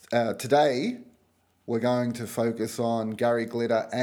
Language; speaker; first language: English; native; English